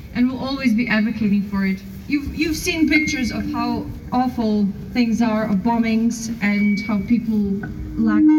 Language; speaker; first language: English; non-native, fluent; Ukrainian